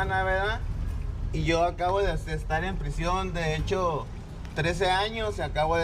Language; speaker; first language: Spanish; native; Spanish